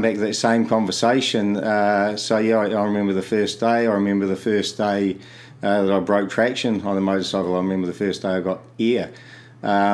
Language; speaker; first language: English; native; English